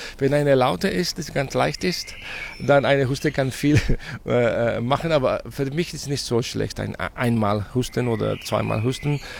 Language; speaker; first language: German; non-native, fluent; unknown